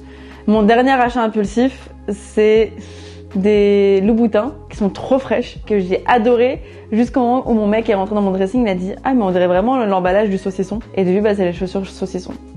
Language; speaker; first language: French; native; French